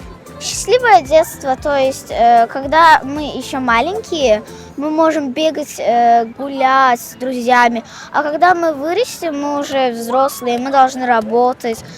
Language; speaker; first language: Russian; non-native, local second language; Azerbaijani